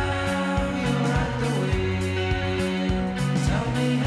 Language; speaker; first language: English; native; English